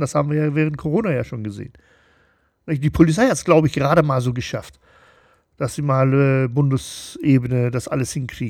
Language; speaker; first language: German; native; German